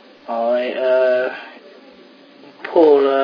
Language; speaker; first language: French; non-native, learner; English